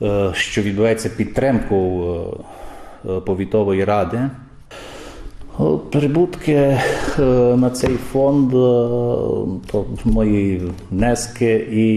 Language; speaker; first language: Ukrainian; early bilingual, heritage; Ukrainian